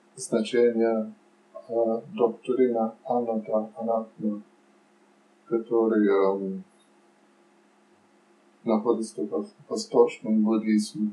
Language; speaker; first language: Russian; non-native, fluent; English